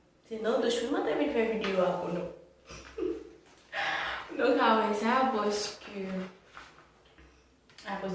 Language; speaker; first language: French; non-native, local second language; Haitian Creole